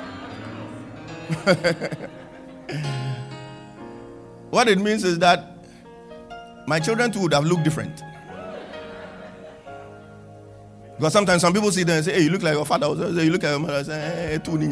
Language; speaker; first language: English; non-native, local second language; Akan